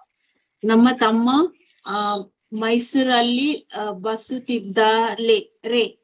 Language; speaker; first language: Kannada; non-native, learner; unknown